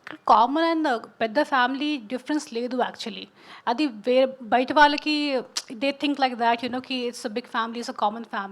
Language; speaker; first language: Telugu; non-native, learner; Hindi